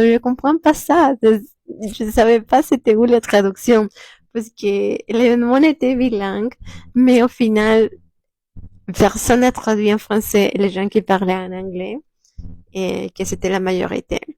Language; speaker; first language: French; non-native, fluent; Spanish